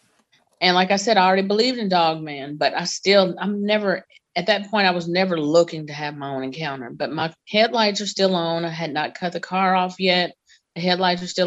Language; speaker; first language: English; native; English